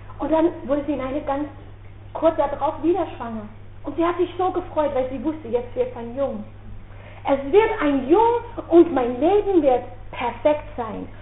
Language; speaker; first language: German; non-native, fluent; Dutch